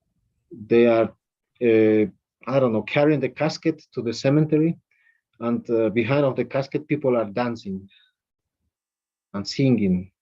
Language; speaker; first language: English; non-native, fluent; Spanish